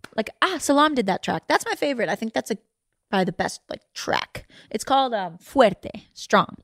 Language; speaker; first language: English; native; English